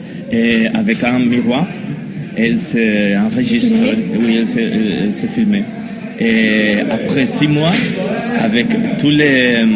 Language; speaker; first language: French; non-native, learner; Spanish